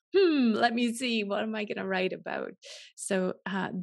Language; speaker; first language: English; non-native, fluent; German